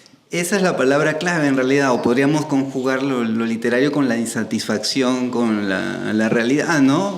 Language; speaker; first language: Spanish; native; Spanish